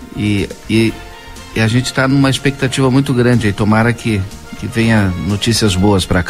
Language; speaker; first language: Portuguese; native; Portuguese